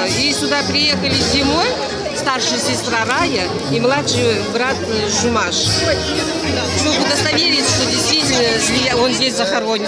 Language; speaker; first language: Russian; non-native, local second language; Kazakh